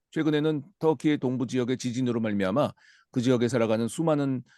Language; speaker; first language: Korean; native; Korean